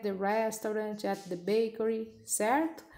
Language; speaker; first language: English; non-native, fluent; Portuguese